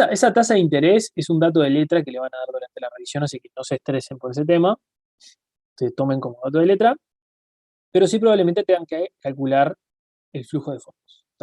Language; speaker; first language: Spanish; native; Spanish